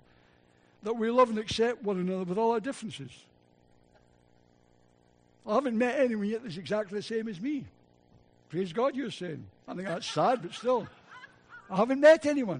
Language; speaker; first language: English; native; English